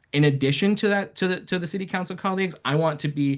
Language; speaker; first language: English; early bilingual, other home language; Persian